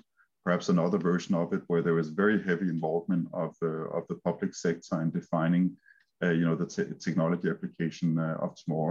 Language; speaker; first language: English; non-native, fluent; Danish